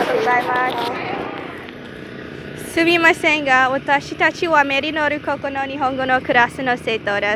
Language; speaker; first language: Japanese; non-native, learner; English